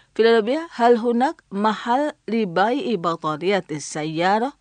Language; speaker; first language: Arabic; non-native, fluent; Indonesian